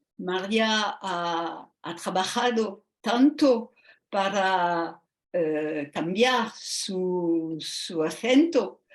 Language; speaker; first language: Spanish; non-native, fluent; French